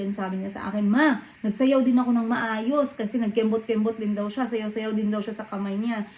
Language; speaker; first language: Filipino; non-native, local second language; Cebuano